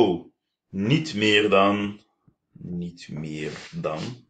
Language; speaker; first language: Dutch; non-native, fluent; Turkish